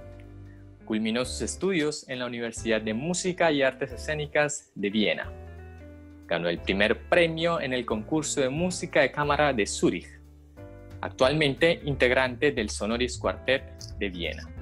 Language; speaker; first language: Spanish; native; Spanish